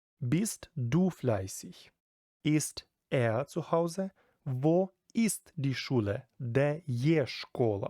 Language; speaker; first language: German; non-native, fluent; Ukrainian